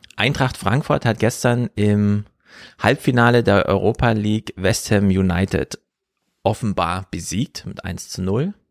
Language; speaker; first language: German; native; German